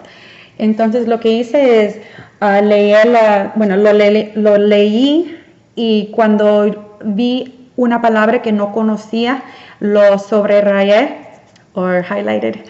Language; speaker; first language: Spanish; early bilingual, heritage; Spanish